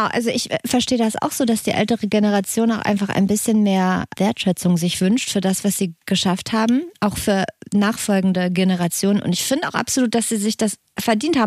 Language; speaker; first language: German; native; German